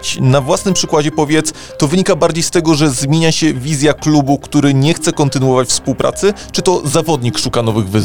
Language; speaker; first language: Polish; native; Polish